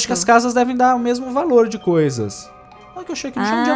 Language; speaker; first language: Portuguese; native; Portuguese